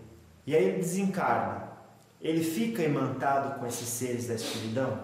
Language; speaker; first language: Portuguese; native; Portuguese